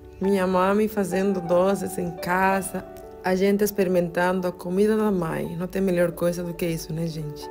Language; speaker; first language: Portuguese; non-native, fluent; Spanish